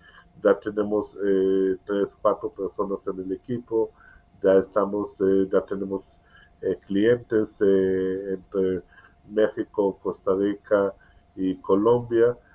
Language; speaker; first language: Spanish; non-native, learner; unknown